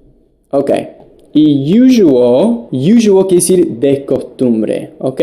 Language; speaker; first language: Spanish; non-native, fluent; English